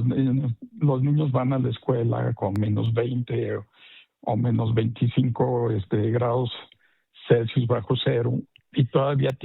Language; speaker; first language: Spanish; native; Spanish